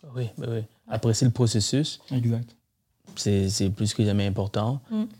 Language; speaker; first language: French; early bilingual, other home language; Tamil